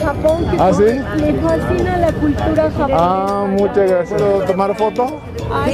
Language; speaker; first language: Spanish; non-native, learner; Japanese